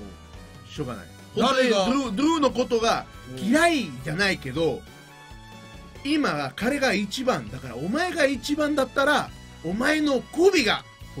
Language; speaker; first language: Japanese; non-native, learner; Spanish